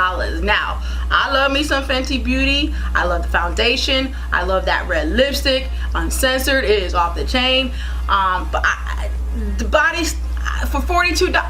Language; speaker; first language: English; native; English